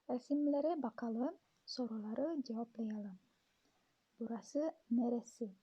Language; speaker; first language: Turkish; non-native, fluent; Indonesian